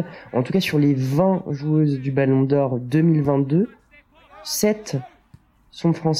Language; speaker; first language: French; native; French